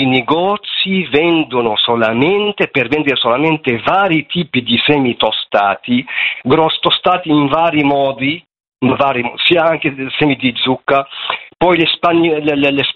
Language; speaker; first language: Italian; non-native, fluent; Arabic